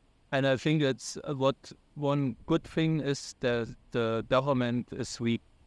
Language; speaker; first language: English; non-native, fluent; German